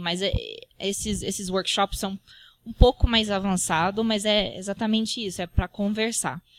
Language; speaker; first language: Portuguese; early bilingual, heritage; Portuguese